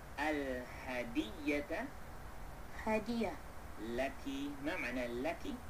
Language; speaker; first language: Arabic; non-native, fluent; Malay